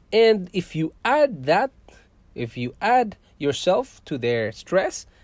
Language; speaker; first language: English; non-native, local second language; Cebuano